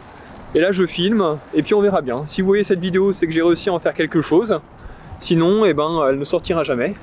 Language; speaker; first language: French; native; French